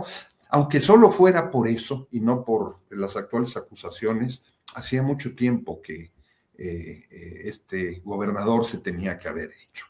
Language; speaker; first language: Spanish; native; Spanish